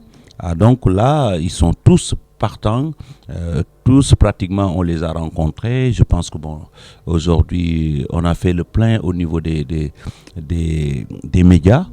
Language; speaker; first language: French; non-native, local second language; Wolof